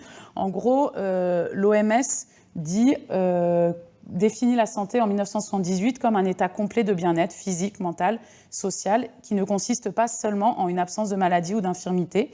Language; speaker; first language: French; native; French